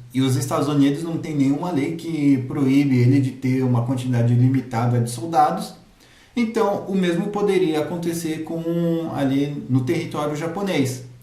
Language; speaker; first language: Portuguese; native; Portuguese